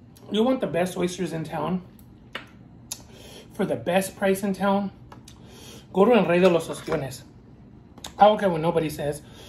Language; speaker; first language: English; early bilingual, other home language; Spanish